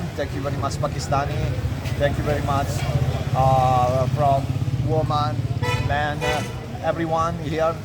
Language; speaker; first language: English; non-native, learner; Italian